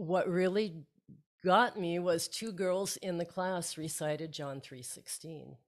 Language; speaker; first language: English; native; English